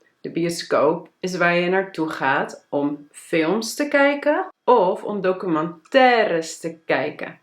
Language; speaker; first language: Dutch; native; Dutch